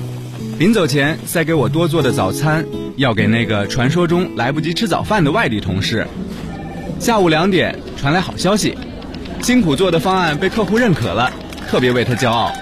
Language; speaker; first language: Chinese; native; Chinese